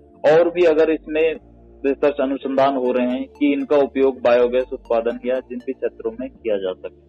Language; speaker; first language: Hindi; native; Hindi